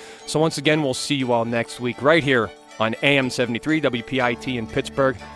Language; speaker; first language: English; native; English